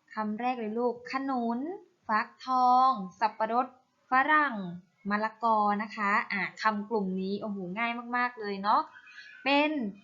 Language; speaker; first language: Thai; native; Thai